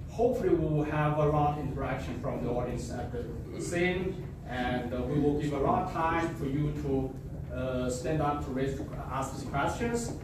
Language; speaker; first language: English; non-native, fluent; Chinese